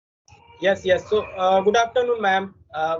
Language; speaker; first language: English; non-native, local second language; Hindi